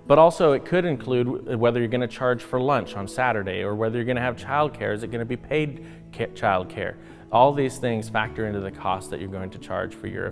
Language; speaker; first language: English; native; English